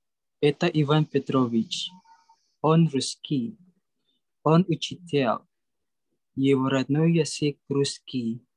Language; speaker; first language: Russian; non-native, learner; Indonesian